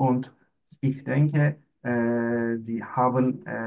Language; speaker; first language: German; non-native, learner; Turkish